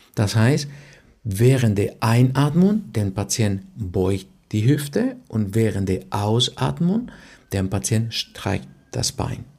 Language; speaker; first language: German; non-native, fluent; Spanish